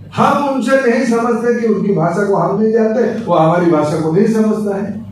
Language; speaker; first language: Hindi; non-native, local second language; Odia